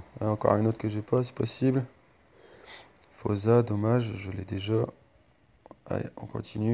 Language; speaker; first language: French; native; French